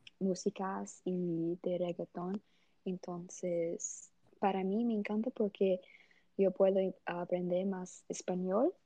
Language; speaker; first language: Spanish; early bilingual, heritage; Portuguese